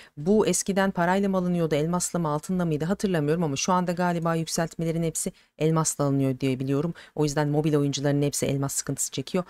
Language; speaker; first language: Turkish; native; Turkish